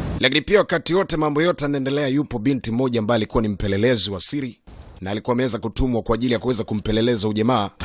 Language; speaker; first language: Swahili; native; Swahili